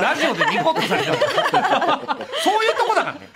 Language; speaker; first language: Japanese; native; Japanese